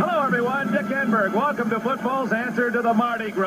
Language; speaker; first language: English; native; English